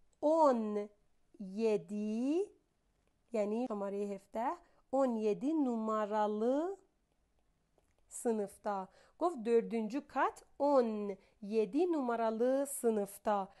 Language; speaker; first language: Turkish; non-native, fluent; Persian